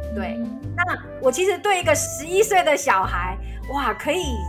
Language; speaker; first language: Chinese; native; Chinese